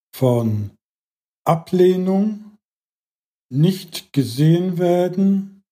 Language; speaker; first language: German; non-native, fluent; English